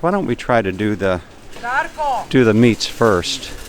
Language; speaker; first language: English; native; English